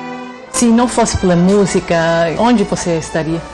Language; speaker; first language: Portuguese; non-native, fluent; English